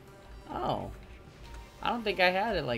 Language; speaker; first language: English; native; English